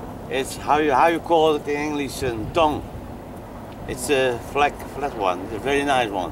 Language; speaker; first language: English; non-native, learner; Dutch